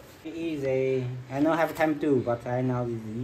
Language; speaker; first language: English; non-native, learner; Chinese